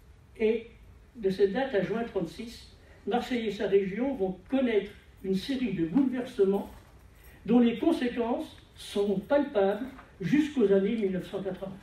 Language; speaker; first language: French; native; French